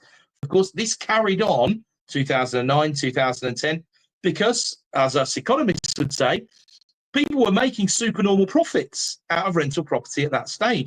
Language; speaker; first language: English; native; English